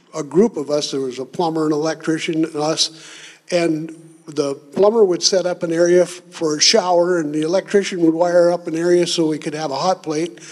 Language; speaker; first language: English; native; English